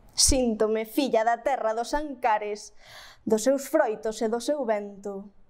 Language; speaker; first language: Galician; native; Galician